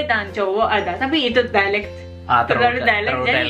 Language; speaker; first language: Indonesian; non-native, learner; Japanese